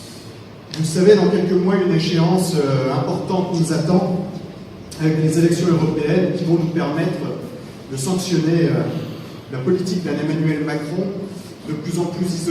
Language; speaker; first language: French; native; French